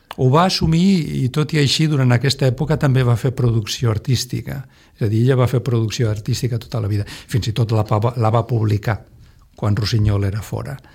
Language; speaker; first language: Catalan; non-native, local second language; Spanish